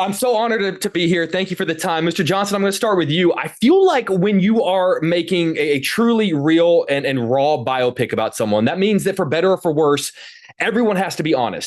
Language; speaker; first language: English; native; English